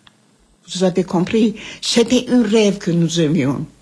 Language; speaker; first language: French; early bilingual, other home language; Armenian